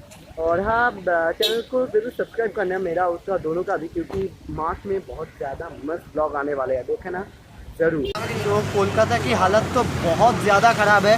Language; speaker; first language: Hindi; non-native, local second language; Bangla